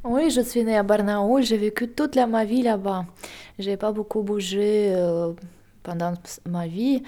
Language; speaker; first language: French; non-native, fluent; Russian